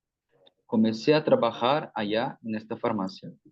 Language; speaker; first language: Spanish; non-native, fluent; Portuguese